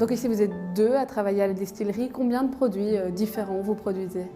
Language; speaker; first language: French; native; French